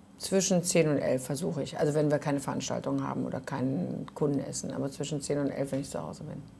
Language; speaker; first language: German; early bilingual, other home language; Croatian